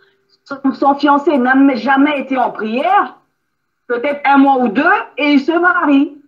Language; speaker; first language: French; non-native, local second language; Lingala